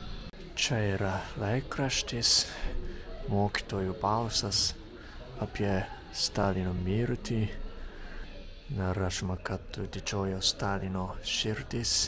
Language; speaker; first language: Lithuanian; non-native, learner; Japanese